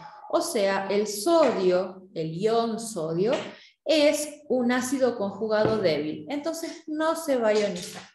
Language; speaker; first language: Spanish; native; Spanish